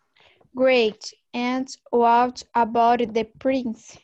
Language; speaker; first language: English; non-native, learner; Portuguese